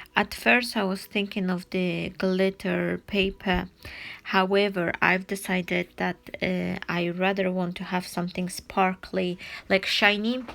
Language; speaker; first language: English; non-native, fluent; Polish